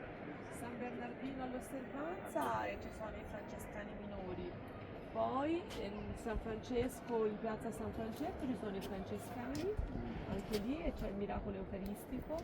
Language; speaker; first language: Italian; native; Italian